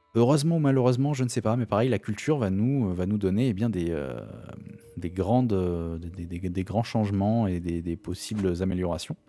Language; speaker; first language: French; native; French